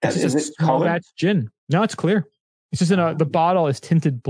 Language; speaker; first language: English; native; English